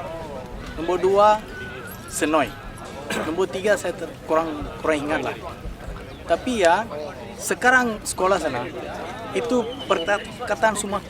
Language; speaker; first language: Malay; non-native, local second language; Tamil